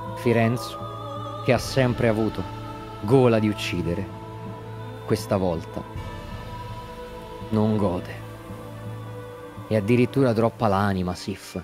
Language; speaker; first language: Italian; native; Italian